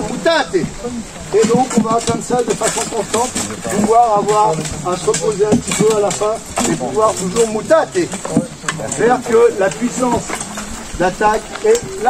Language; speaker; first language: French; native; French